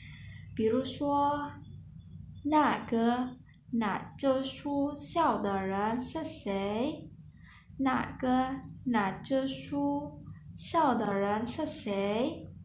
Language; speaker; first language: Chinese; non-native, learner; Indonesian